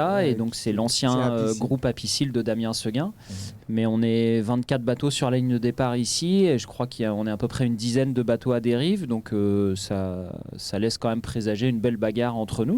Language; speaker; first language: French; native; French